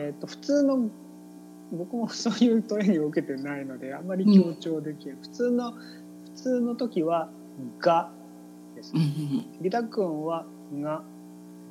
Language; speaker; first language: Japanese; native; Japanese